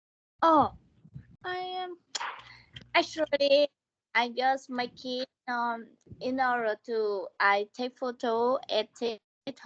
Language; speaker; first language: English; non-native, learner; Vietnamese